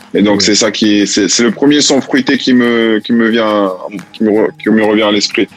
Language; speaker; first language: French; early bilingual, heritage; Italian